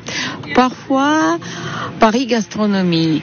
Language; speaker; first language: French; non-native, fluent; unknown